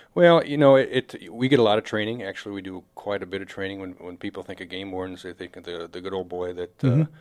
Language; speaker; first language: English; native; English